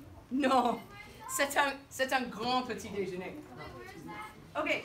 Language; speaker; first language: French; non-native, fluent; English